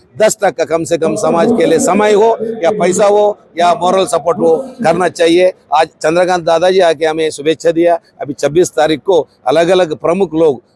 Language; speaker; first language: Hindi; non-native, local second language; Tulu